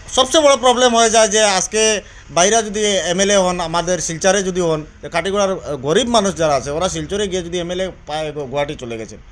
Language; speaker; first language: Bangla; native; Bangla